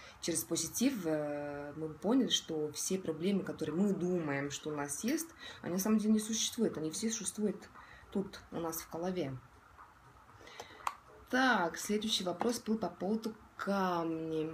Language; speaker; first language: Russian; non-native, local second language; Estonian